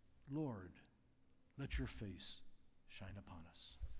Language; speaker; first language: English; native; English